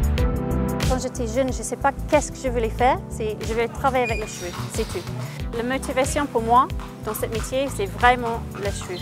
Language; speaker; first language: French; non-native, fluent; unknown